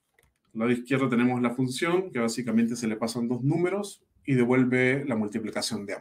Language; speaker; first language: Spanish; native; Spanish